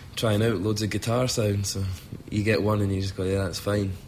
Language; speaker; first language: English; native; English